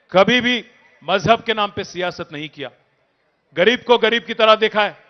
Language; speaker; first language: Hindi; non-native, local second language; Telugu